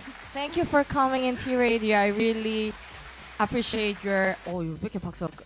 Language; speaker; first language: English; non-native, fluent; Korean